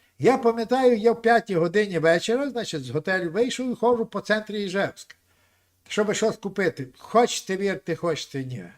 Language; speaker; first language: Ukrainian; native; Ukrainian